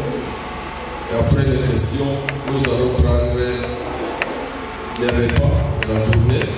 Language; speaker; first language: French; non-native, local second language; Swahili